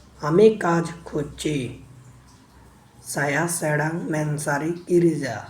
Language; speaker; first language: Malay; non-native, learner; Bangla